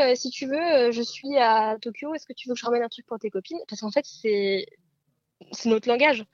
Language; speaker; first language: French; native; French